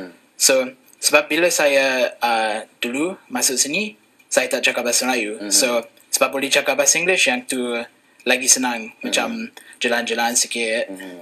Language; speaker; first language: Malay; non-native, fluent; English